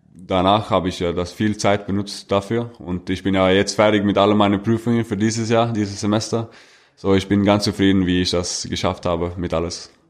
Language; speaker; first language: German; non-native, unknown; Norwegian